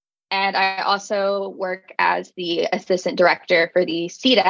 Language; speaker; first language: English; native; English